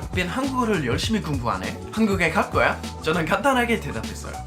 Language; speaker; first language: Korean; non-native, fluent; English